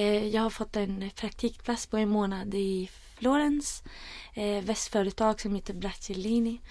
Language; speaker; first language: Swedish; non-native, fluent; Arabic